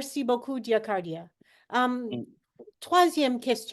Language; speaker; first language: French; non-native, fluent; English